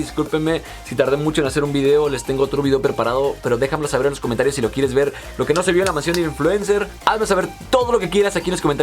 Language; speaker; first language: Spanish; native; Spanish